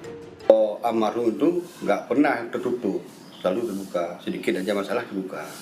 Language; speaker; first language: Indonesian; non-native, local second language; Achinese